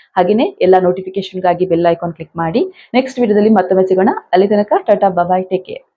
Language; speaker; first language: Kannada; native; Kannada